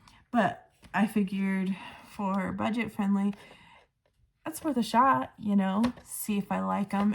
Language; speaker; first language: English; native; English